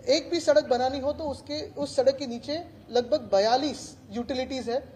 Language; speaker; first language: Hindi; non-native, local second language; Marathi